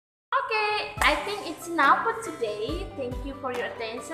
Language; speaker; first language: English; non-native, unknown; Indonesian